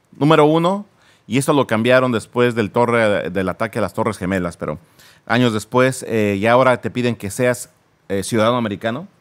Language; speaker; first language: Spanish; native; Spanish